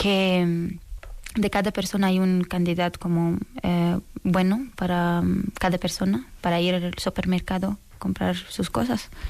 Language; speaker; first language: Spanish; non-native, learner; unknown